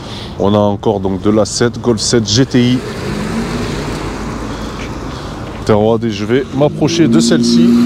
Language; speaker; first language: French; native; French